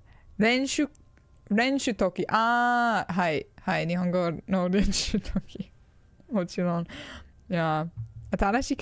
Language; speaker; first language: Japanese; non-native, learner; English